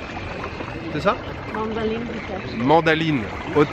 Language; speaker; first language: French; native; French